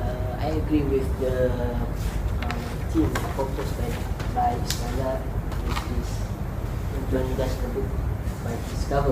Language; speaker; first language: English; non-native, local second language; Malay